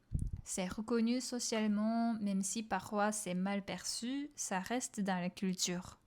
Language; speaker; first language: French; non-native, fluent; Japanese